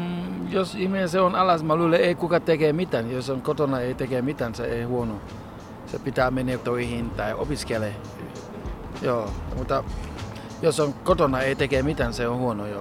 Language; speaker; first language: Finnish; non-native, learner; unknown